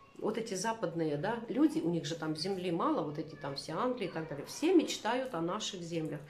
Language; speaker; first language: Russian; native; Russian